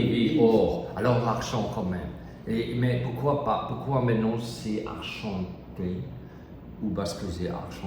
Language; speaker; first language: French; non-native, learner; German